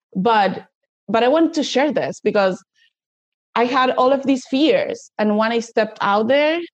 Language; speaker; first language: English; non-native, fluent; Spanish